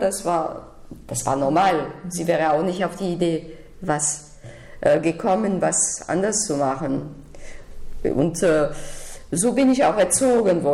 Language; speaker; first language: German; non-native, fluent; French